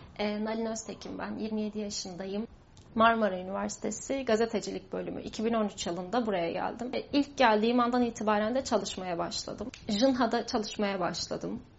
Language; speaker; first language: Turkish; non-native, local second language; Kurdish